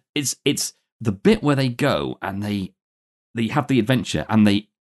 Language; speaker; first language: English; native; English